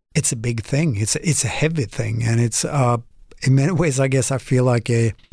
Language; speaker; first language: English; non-native, fluent; Norwegian